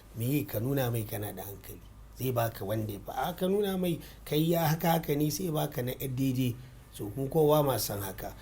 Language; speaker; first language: Hausa; non-native, local second language; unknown